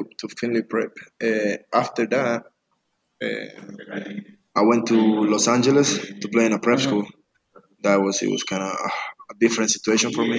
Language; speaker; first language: English; non-native, fluent; Spanish